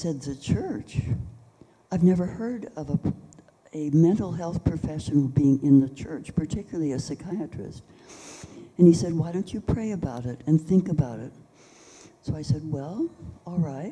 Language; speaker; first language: English; native; English